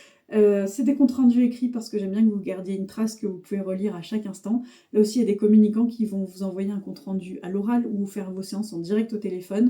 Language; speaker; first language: French; native; French